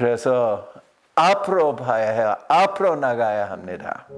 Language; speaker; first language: Korean; non-native, fluent; English